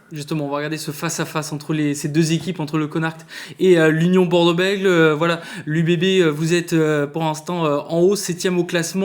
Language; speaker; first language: French; native; French